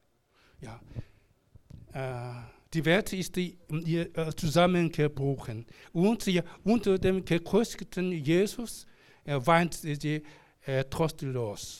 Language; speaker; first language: German; non-native, learner; Korean